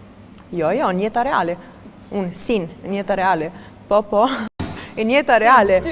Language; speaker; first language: Albanian; early bilingual, heritage; Albanian